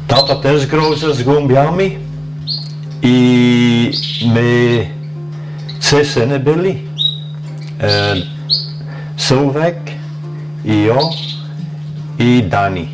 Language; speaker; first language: Polish; early bilingual, heritage; Polish